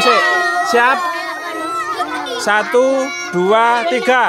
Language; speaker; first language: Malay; non-native, local second language; Javanese